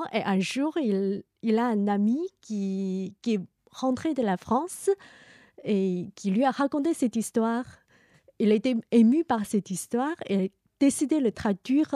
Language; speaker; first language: French; non-native, fluent; Chinese